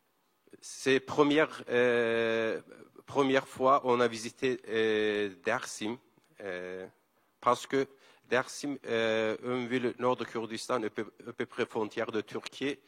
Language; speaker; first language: French; non-native, learner; Kurdish